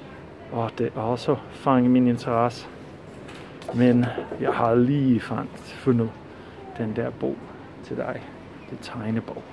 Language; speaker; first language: Danish; non-native, fluent; English